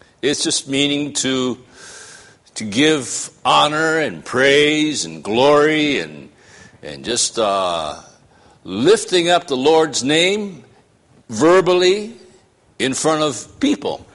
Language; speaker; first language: English; native; English